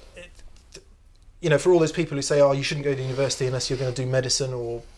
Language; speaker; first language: English; native; English